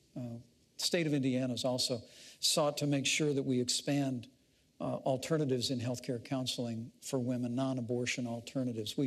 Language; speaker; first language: English; native; English